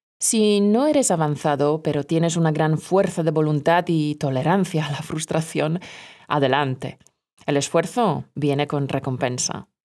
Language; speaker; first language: Spanish; non-native, fluent; Polish